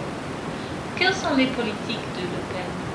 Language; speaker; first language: French; non-native, fluent; English